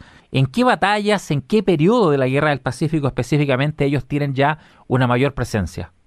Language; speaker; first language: Spanish; native; Spanish